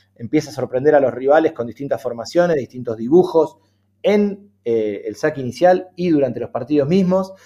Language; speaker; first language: Spanish; native; Spanish